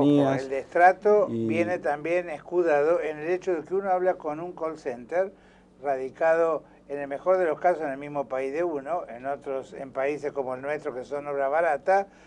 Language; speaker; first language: Spanish; native; Spanish